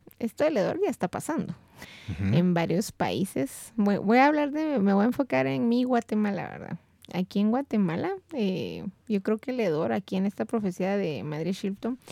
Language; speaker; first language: Spanish; native; Spanish